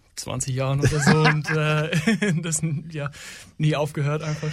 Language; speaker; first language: German; non-native, fluent; English